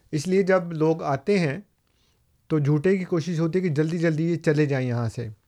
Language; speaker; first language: Urdu; native; Urdu